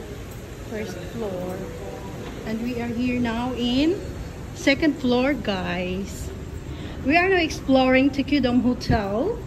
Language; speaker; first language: English; non-native, local second language; Filipino